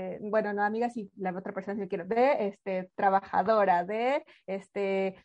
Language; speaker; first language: Spanish; native; Spanish